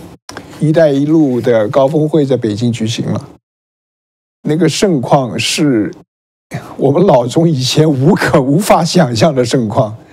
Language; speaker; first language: Chinese; native; Chinese